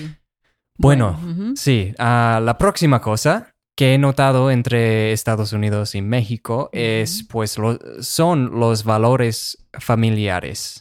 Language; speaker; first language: Spanish; non-native, fluent; English